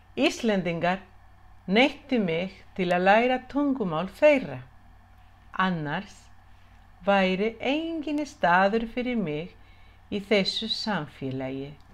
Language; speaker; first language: Icelandic; non-native, fluent; Spanish